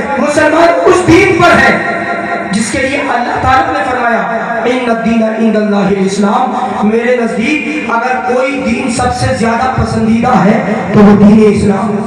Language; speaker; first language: Urdu; native; Urdu